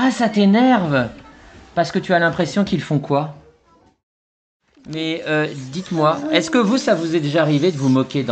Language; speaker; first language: French; native; French